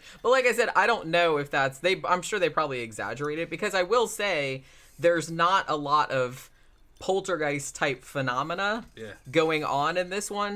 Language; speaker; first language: English; native; English